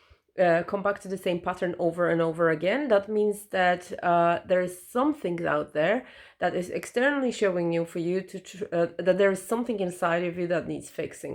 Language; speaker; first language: English; non-native, fluent; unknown